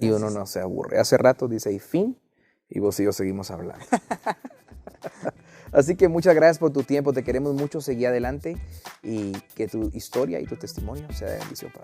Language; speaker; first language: Spanish; native; Spanish